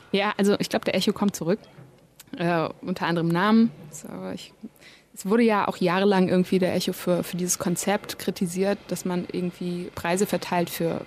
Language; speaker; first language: German; native; German